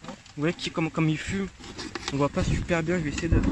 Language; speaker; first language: French; native; French